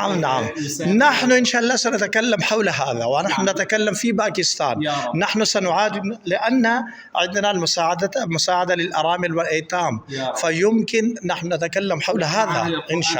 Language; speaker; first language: Arabic; non-native, fluent; Pashto